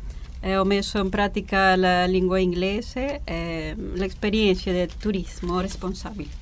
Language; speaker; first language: Italian; non-native, fluent; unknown